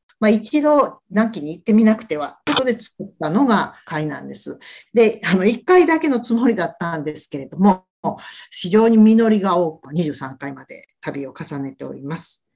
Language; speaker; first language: Japanese; native; Japanese